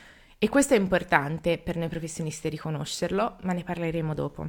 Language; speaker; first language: Italian; native; Italian